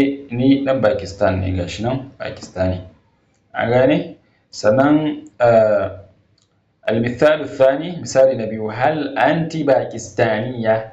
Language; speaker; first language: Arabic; non-native, fluent; Hausa